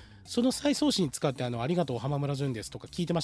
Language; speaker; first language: Japanese; native; Japanese